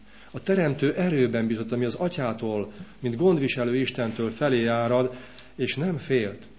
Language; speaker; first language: Hungarian; native; Hungarian